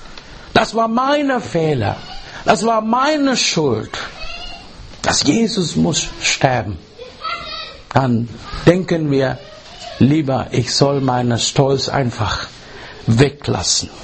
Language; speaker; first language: German; non-native, learner; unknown